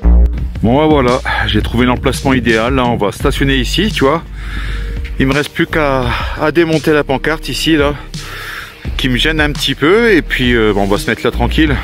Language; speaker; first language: French; native; French